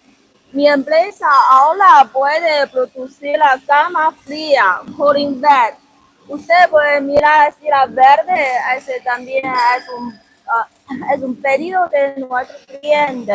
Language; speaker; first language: Spanish; non-native, learner; Chinese